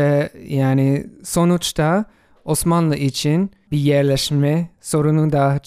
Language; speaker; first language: Turkish; non-native, fluent; English